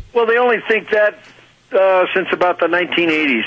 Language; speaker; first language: English; native; English